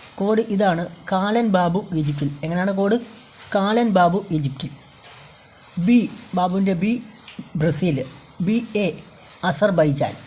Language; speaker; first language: Malayalam; native; Malayalam